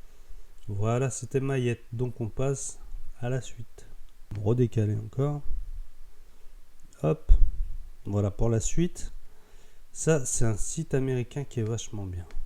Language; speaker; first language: French; native; French